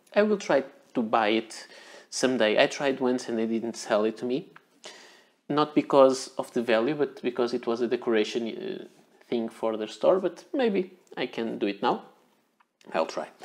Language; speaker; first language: English; non-native, fluent; Portuguese